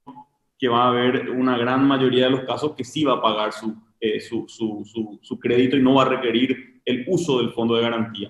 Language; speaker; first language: Spanish; native; Spanish